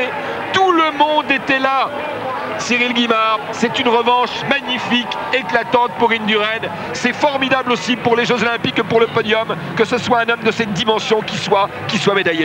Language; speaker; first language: French; native; French